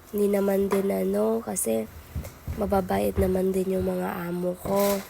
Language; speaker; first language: Filipino; non-native, local second language; Cebuano